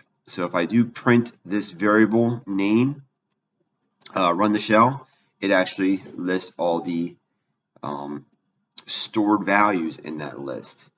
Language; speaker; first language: English; native; English